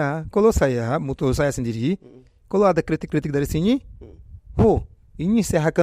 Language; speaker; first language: Indonesian; non-native, fluent; Portuguese